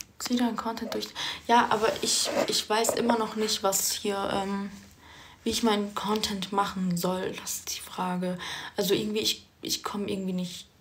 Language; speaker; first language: German; early bilingual, other home language; Turkish